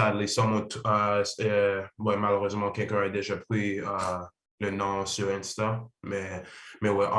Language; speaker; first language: French; non-native, learner; English